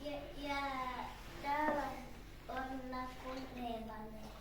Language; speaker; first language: Estonian; non-native, local second language; Russian